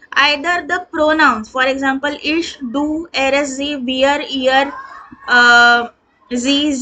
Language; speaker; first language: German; non-native, learner; Hindi